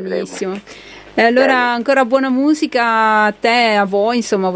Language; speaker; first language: Italian; native; Italian